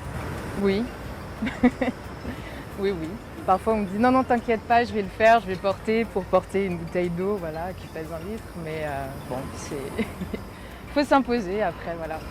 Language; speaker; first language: French; native; French